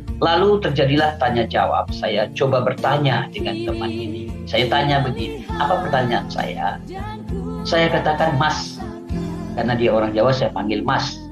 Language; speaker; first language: Indonesian; non-native, local second language; Achinese